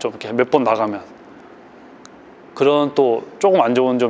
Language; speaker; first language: Korean; native; Korean